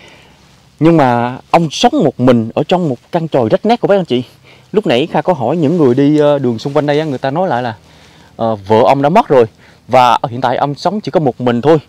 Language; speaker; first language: Vietnamese; native; Vietnamese